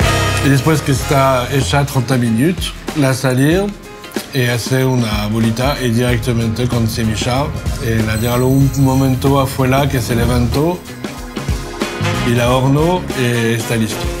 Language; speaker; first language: Spanish; non-native, learner; French